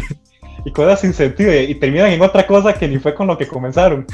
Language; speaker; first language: Spanish; native; Spanish